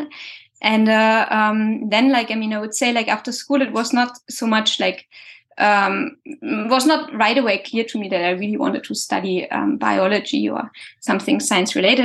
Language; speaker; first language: English; non-native, fluent; German